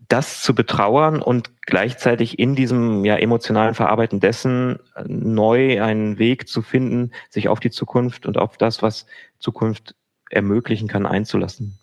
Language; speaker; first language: German; native; German